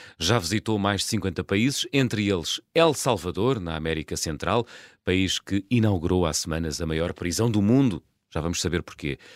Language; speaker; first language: Portuguese; native; Portuguese